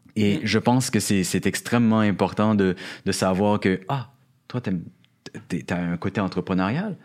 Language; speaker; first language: French; native; French